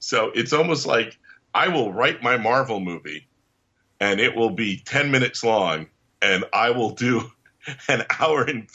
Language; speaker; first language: English; native; English